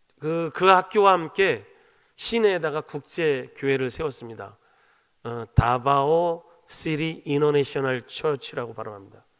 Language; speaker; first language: Korean; native; Korean